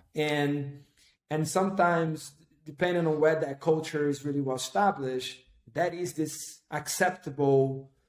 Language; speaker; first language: English; non-native, fluent; Portuguese